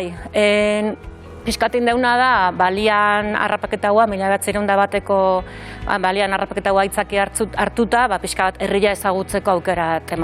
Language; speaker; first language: Basque; native; Basque